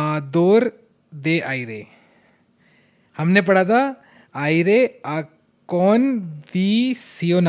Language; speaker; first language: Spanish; non-native, learner; Hindi